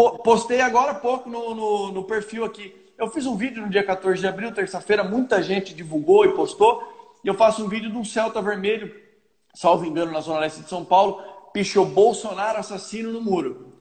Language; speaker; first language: Portuguese; native; Portuguese